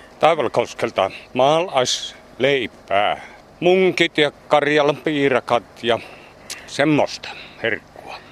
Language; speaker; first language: Finnish; native; Finnish